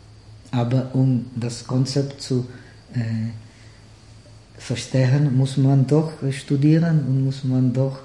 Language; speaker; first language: German; non-native, fluent; Czech